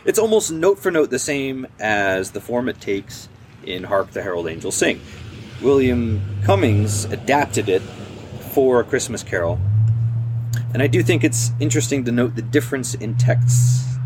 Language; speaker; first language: English; native; English